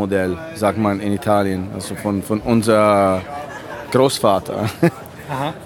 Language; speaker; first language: German; non-native, learner; Italian